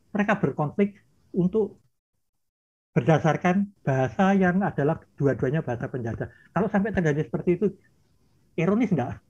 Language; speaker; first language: Indonesian; early bilingual, heritage; Indonesian